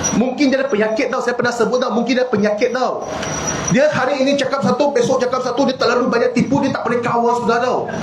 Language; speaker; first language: Malay; non-native, local second language; Chinese